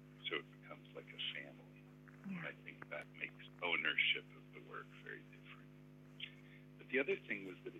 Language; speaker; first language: English; native; English